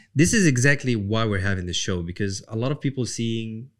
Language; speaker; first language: English; non-native, fluent; Arabic